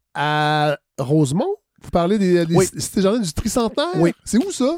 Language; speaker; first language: French; native; French